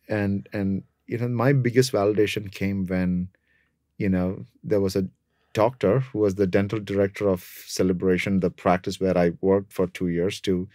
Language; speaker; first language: English; non-native, local second language; Malayalam